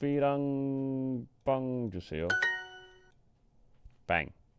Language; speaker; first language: Korean; non-native, learner; English